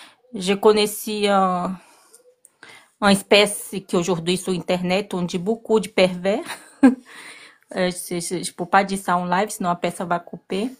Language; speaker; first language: French; non-native, learner; Portuguese